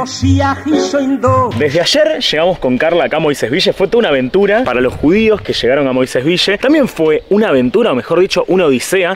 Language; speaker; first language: Spanish; native; Spanish